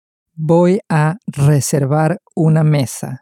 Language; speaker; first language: Spanish; non-native, learner; English